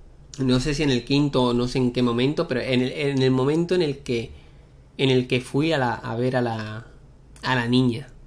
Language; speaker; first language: Spanish; native; Spanish